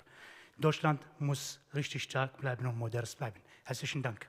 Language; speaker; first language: German; non-native, fluent; Arabic